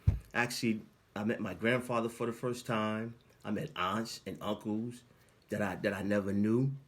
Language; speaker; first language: English; native; English